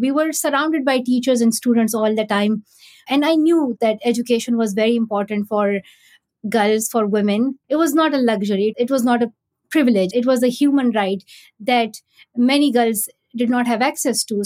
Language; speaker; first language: English; non-native, local second language; Pashto